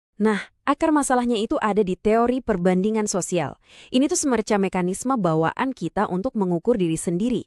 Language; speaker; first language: Indonesian; native; Indonesian